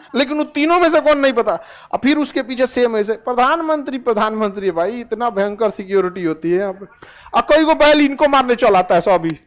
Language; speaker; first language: Hindi; native; Hindi